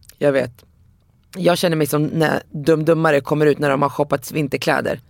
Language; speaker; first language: Swedish; early bilingual, other home language; Arabic